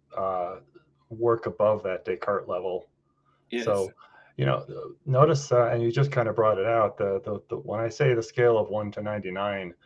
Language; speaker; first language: English; native; English